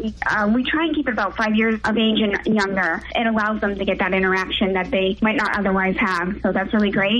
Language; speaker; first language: English; native; English